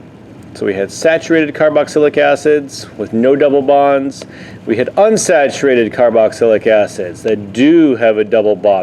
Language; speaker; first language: English; native; English